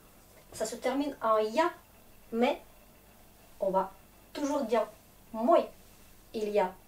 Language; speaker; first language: French; non-native, fluent; Russian